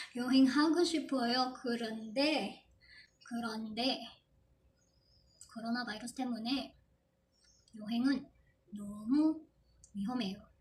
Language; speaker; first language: Korean; non-native, fluent; Filipino